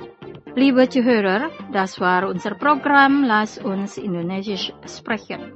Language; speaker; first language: German; non-native, fluent; Indonesian